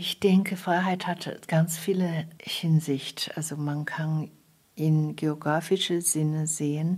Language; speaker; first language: German; non-native, fluent; Chinese